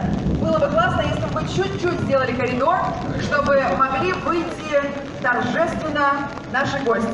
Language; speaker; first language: Russian; native; Russian